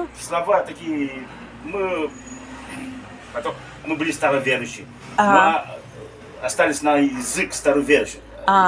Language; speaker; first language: Russian; early bilingual, heritage; Russian